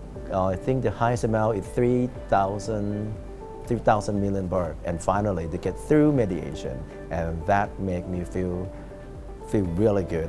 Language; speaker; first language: English; non-native, fluent; Thai